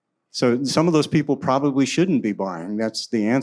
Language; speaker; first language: English; native; English